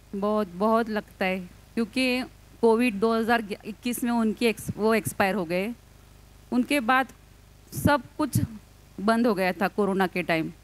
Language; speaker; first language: Hindi; non-native, local second language; Gujarati